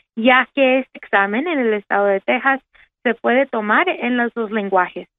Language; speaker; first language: Spanish; early bilingual, heritage; Spanish